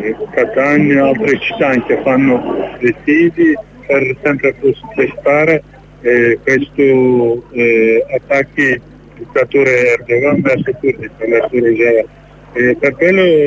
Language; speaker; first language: Italian; non-native, learner; Kurdish